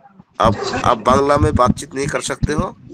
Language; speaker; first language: Hindi; non-native, learner; Bangla